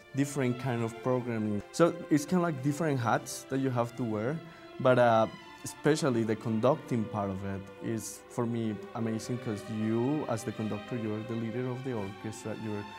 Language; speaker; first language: English; non-native, fluent; Spanish